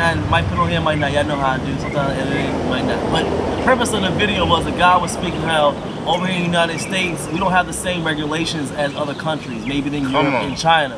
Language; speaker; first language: English; native; English